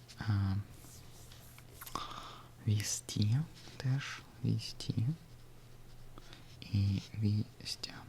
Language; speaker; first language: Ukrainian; non-native, learner; Russian